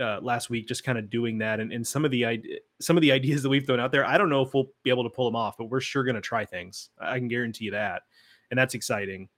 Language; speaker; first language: English; native; English